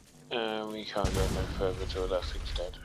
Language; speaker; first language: English; native; English